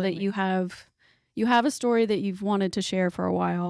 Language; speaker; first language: English; native; English